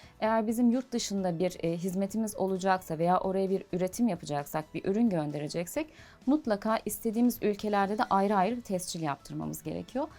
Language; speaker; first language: Turkish; native; Turkish